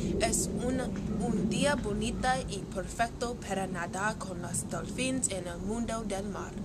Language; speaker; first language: Spanish; non-native, learner; English